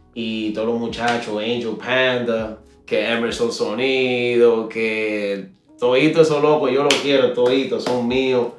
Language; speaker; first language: Spanish; early bilingual, heritage; Spanish